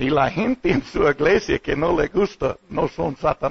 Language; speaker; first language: Spanish; non-native, learner; English